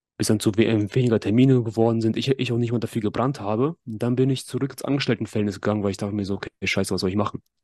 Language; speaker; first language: German; early bilingual, other home language; Russian